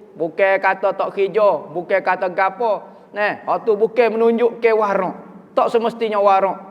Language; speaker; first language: Malay; native; Malay